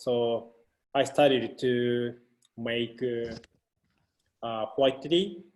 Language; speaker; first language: English; non-native, fluent; Japanese